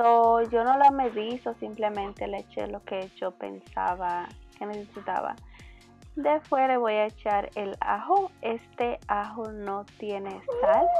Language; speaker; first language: Spanish; early bilingual, heritage; Spanish